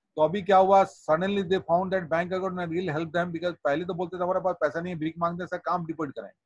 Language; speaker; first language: Hindi; non-native, local second language; Odia